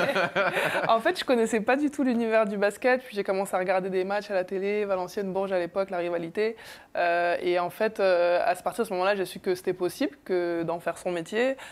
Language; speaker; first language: French; native; French